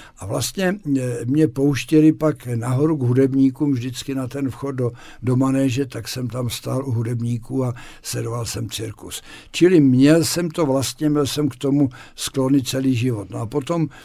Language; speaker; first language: Czech; native; Czech